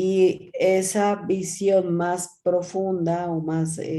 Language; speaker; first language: Spanish; native; Spanish